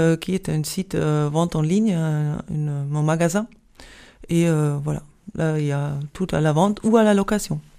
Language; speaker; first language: French; non-native, fluent; German